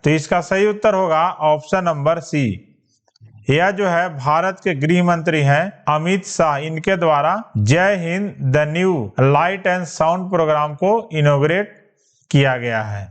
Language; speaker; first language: Hindi; native; Hindi